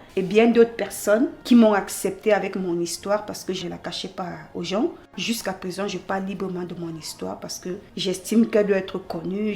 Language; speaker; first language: French; native; French